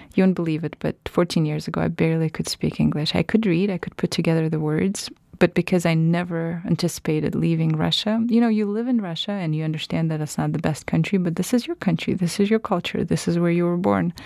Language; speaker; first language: English; non-native, fluent; Russian